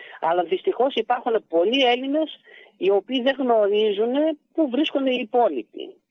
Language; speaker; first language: Greek; early bilingual, heritage; Greek